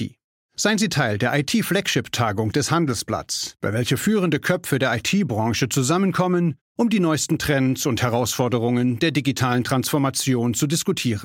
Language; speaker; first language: German; native; German